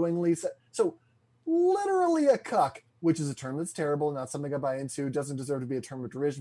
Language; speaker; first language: English; native; English